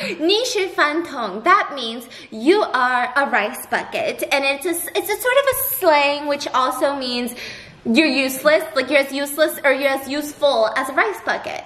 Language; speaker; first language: English; native; English